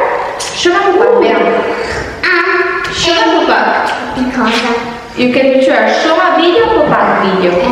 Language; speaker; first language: Albanian; early bilingual, heritage; Albanian